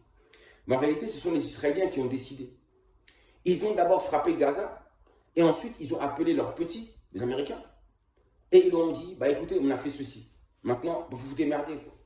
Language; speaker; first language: French; non-native, local second language; Kongo